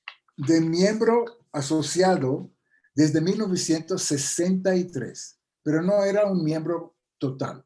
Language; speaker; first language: Spanish; non-native, fluent; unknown